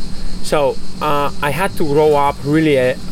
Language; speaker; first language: English; non-native, fluent; Spanish